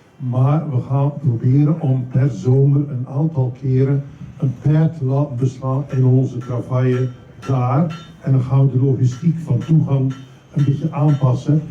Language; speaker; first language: Dutch; native; Dutch